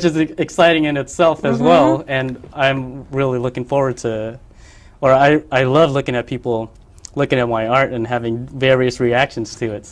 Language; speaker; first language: English; early bilingual, other home language; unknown